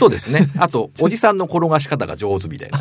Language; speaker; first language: Japanese; native; Japanese